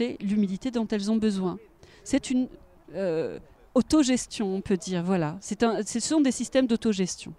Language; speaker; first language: French; native; French